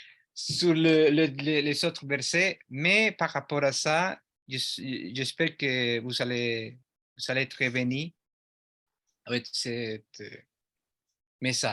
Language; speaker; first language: French; non-native, learner; Spanish